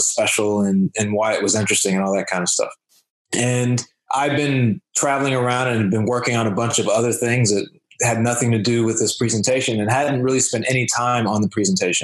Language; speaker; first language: English; native; English